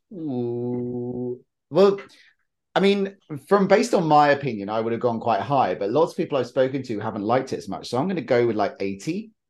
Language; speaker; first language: English; native; English